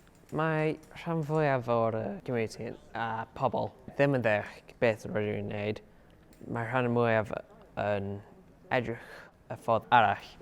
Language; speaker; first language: Welsh; non-native, local second language; English